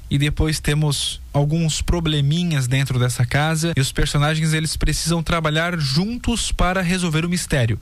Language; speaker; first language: Portuguese; native; Portuguese